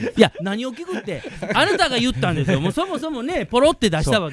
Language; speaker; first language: Japanese; native; Japanese